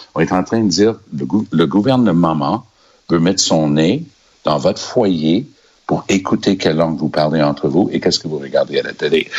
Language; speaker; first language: French; native; French